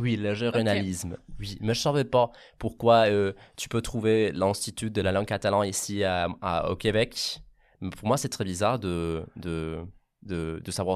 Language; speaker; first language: French; non-native, fluent; Catalan